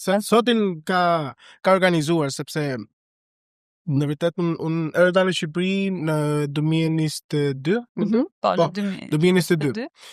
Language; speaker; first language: Albanian; non-native, learner; Spanish